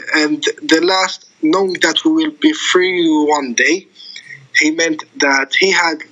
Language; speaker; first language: English; non-native, fluent; Arabic